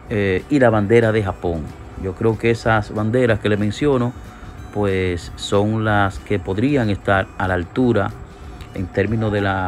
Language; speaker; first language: Spanish; native; Spanish